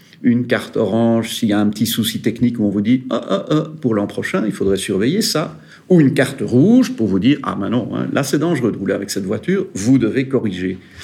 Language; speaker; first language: French; native; French